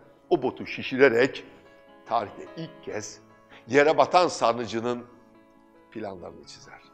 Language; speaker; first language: Turkish; native; Turkish